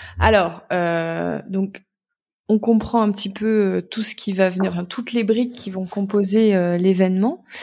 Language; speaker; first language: French; native; French